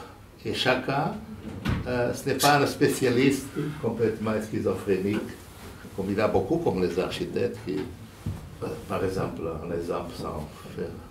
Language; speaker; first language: French; non-native, fluent; Portuguese